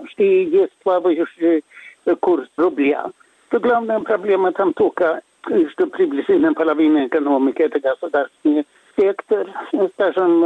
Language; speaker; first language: Russian; non-native, fluent; Swedish